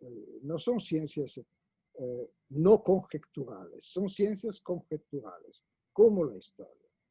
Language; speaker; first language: Spanish; non-native, fluent; Italian